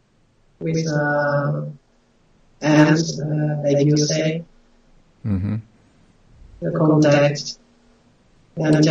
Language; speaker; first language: English; non-native, learner; French